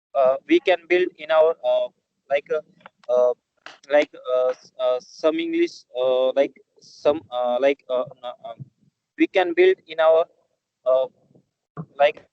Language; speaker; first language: English; non-native, learner; Marathi